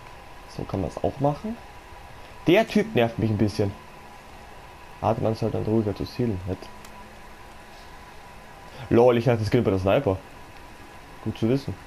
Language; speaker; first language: German; native; German